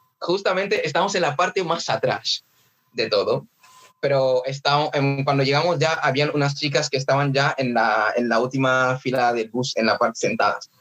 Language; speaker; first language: Spanish; early bilingual, other home language; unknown